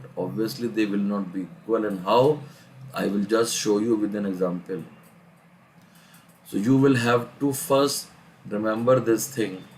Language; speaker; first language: English; non-native, local second language; Hindi